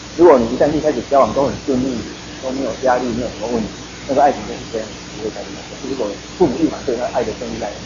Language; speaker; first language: Chinese; native; Chinese